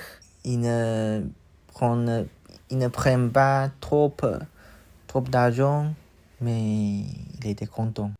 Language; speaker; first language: French; non-native, learner; Chinese